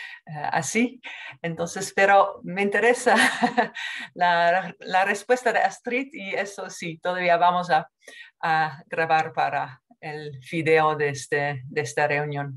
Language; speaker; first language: Spanish; non-native, fluent; Dutch